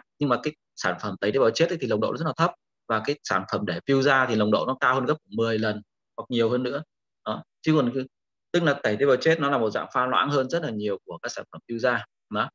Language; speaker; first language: Vietnamese; native; Vietnamese